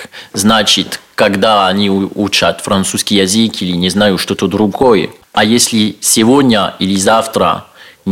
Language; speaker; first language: Russian; non-native, learner; French